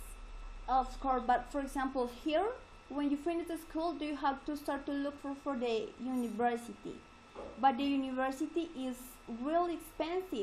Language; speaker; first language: English; non-native, learner; Spanish